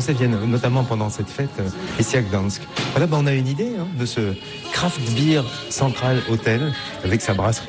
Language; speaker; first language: French; native; French